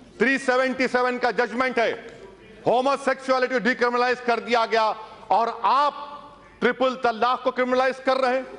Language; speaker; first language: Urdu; native; Urdu